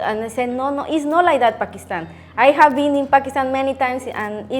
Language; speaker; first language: English; non-native, learner; Spanish